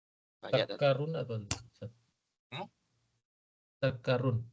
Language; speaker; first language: Arabic; non-native, learner; Indonesian